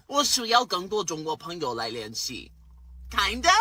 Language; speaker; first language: Chinese; non-native, learner; English